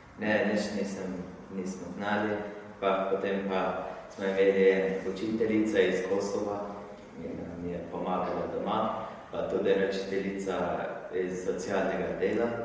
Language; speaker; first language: Slovenian; early bilingual, other home language; Albanian